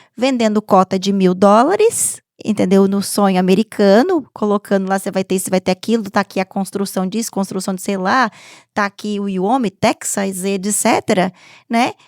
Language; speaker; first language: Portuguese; native; Portuguese